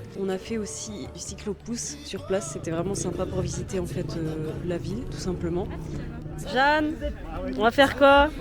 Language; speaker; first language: French; native; French